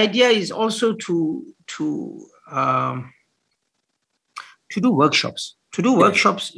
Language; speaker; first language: English; native; English